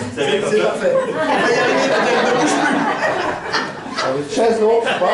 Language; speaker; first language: French; native; French